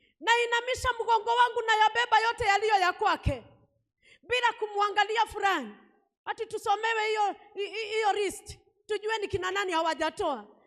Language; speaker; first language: Swahili; non-native, local second language; Kikuyu